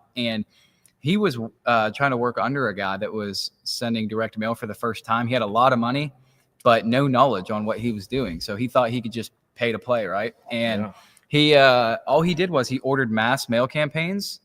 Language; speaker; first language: English; native; English